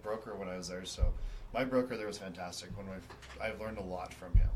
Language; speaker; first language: English; native; English